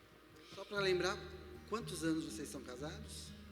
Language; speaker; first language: Portuguese; native; Portuguese